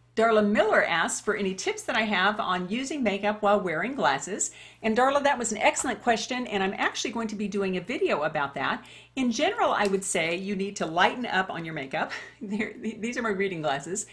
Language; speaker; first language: English; native; English